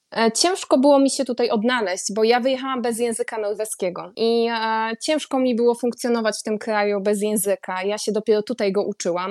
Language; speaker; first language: Polish; native; Polish